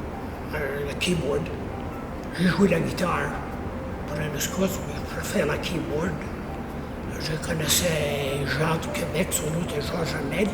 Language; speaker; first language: French; native; French